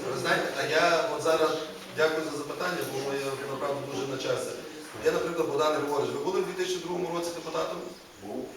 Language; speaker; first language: Ukrainian; native; Ukrainian